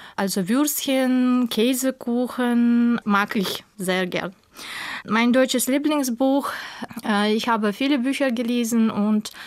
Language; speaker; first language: German; non-native, fluent; Russian